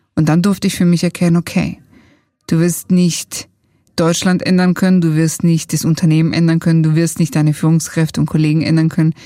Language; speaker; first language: German; early bilingual, other home language; Italian